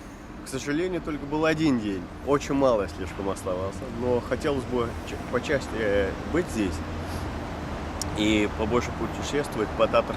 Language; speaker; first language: Russian; early bilingual, heritage; Dutch